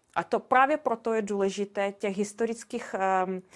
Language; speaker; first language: Czech; non-native, fluent; Russian